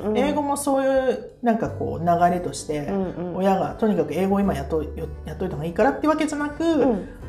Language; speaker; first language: Japanese; early bilingual, heritage; English